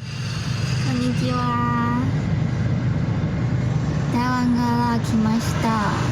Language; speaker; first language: Japanese; non-native, learner; Chinese